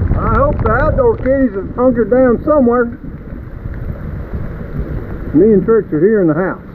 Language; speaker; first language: English; native; English